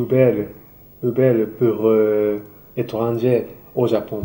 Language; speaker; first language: French; non-native, learner; Japanese